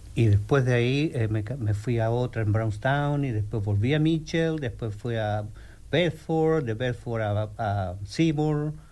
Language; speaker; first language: Spanish; native; Spanish